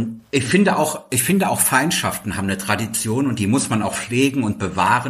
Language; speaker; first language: German; native; German